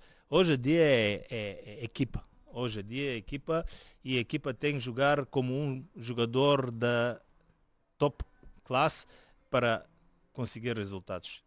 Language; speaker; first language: Portuguese; non-native, fluent; Bulgarian